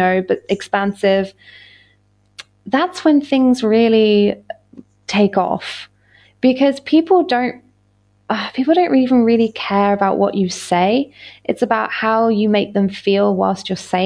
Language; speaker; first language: English; native; English